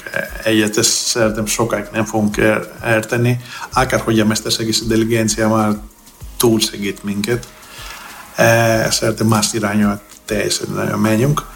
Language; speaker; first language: Hungarian; non-native, fluent; Greek